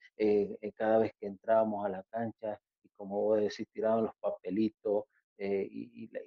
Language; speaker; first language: Spanish; native; Spanish